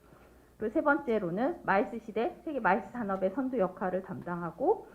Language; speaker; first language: Korean; native; Korean